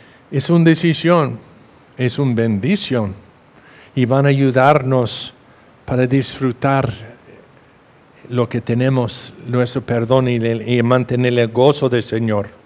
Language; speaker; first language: Spanish; non-native, fluent; English